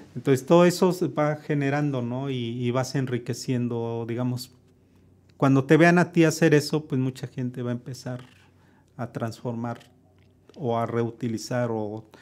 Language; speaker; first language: Spanish; native; Spanish